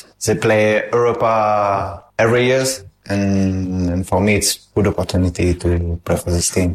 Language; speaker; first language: English; non-native, fluent; French